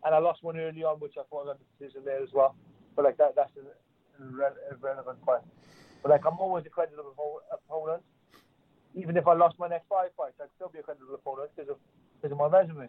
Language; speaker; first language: English; native; English